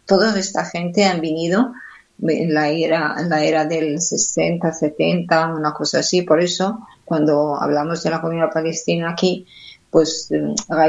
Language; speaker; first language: Catalan; non-native, fluent; Arabic